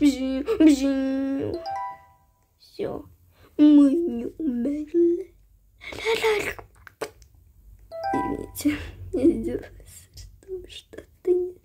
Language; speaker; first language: Russian; early bilingual, heritage; Russian